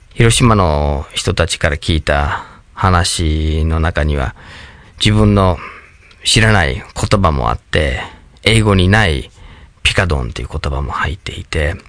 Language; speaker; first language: Japanese; non-native, fluent; English